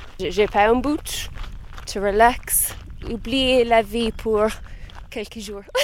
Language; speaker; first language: French; non-native, learner; English